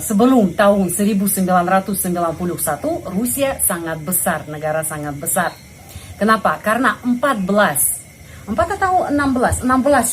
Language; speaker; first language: Indonesian; non-native, fluent; Russian